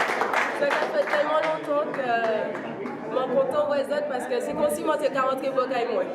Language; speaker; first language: French; native; French